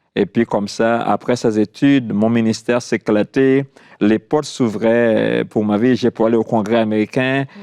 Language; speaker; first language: French; non-native, local second language; Haitian Creole